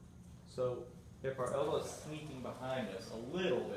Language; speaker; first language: English; native; English